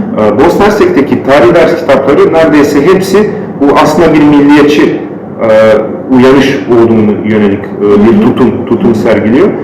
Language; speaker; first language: Turkish; non-native, fluent; Bosnian